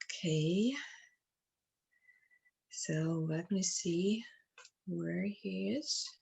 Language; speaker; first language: English; non-native, fluent; Russian